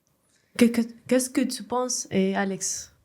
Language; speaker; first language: French; non-native, learner; Spanish